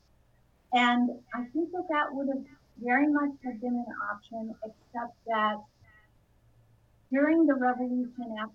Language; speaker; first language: English; early bilingual, other home language; Indonesian